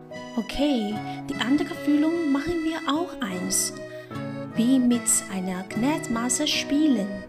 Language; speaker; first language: German; non-native, fluent; Chinese